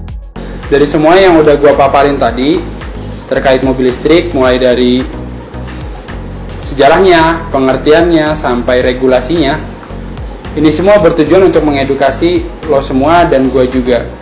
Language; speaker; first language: Indonesian; native; Indonesian